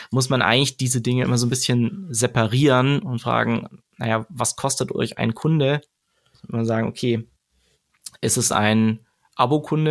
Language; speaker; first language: German; native; German